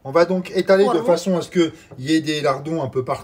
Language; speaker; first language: French; native; French